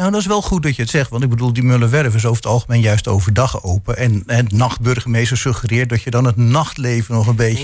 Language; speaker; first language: Dutch; native; Dutch